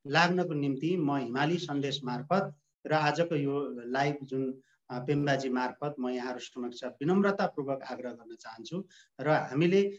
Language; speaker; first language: Nepali; non-native, local second language; Sherpa